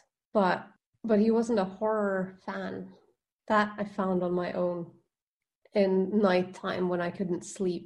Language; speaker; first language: English; non-native, fluent; Norwegian